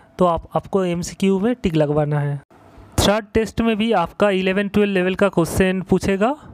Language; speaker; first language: Hindi; non-native, local second language; Bangla